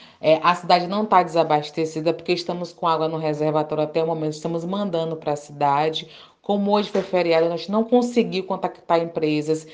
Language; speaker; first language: Portuguese; native; Portuguese